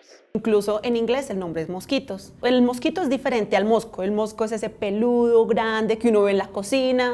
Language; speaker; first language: Spanish; native; Spanish